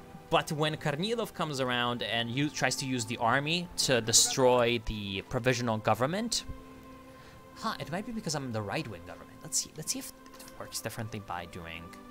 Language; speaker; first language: English; native; English